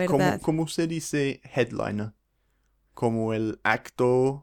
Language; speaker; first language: Spanish; non-native, fluent; English